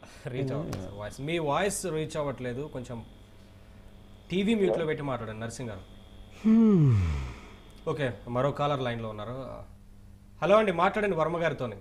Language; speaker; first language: Telugu; native; Telugu